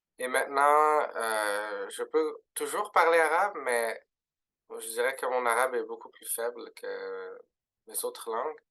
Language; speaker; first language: French; early bilingual, other home language; Arabic